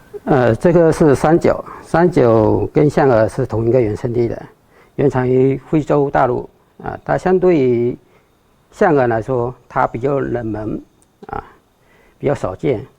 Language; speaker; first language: Chinese; native; Chinese